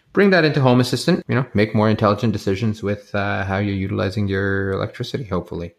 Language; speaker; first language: English; native; English